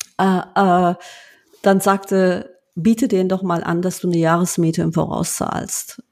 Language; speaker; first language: German; early bilingual, other home language; Turkish